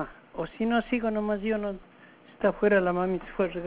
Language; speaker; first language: Spanish; native; Spanish